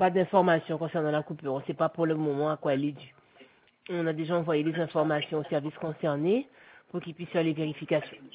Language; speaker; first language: French; native; French